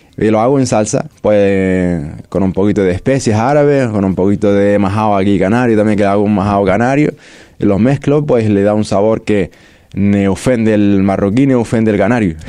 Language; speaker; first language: Spanish; non-native, fluent; Arabic